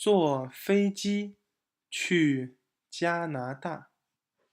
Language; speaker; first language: Chinese; non-native, fluent; English